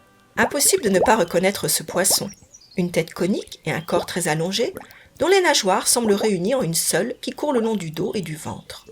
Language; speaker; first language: French; native; French